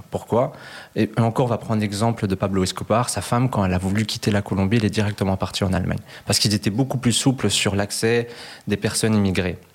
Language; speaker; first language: French; early bilingual, other home language; Spanish